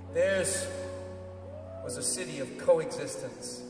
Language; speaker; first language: English; native; English